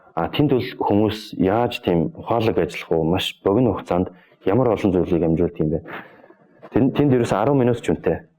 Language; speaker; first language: Mongolian; native; Mongolian